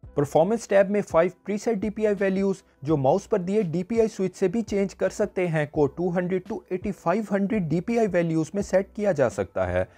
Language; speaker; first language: Urdu; native; Urdu